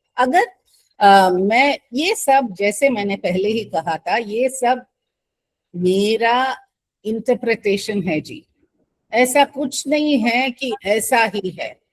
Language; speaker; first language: Hindi; non-native, local second language; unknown